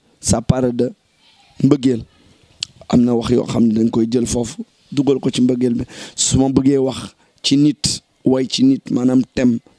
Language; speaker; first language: Wolof; native; Wolof